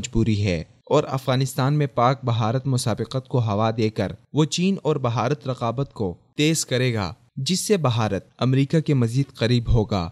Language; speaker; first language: Urdu; native; Urdu